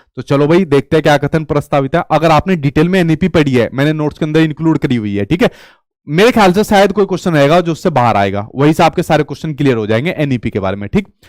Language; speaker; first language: Hindi; native; Hindi